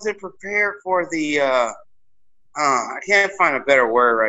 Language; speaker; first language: English; native; English